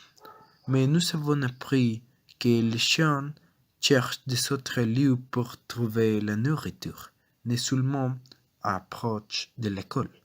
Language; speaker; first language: French; non-native, learner; Spanish